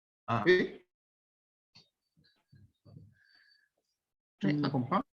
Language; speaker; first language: French; non-native, learner; Spanish